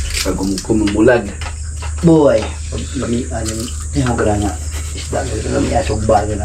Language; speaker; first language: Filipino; non-native, local second language; Cebuano